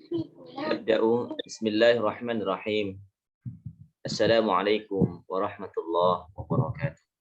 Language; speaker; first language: Arabic; non-native, fluent; Indonesian